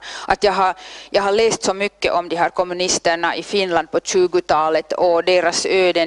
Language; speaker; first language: Swedish; non-native, local second language; Finnish